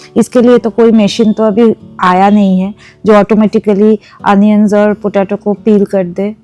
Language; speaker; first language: Hindi; non-native, local second language; Bangla